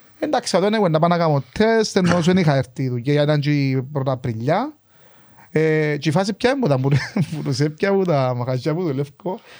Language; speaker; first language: Greek; native; Greek